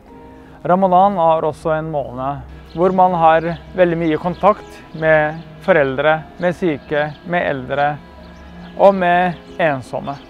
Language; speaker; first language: Norwegian; early bilingual, other home language; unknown